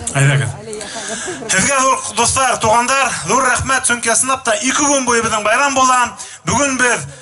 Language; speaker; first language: Tatar; non-native, local second language; Bashkir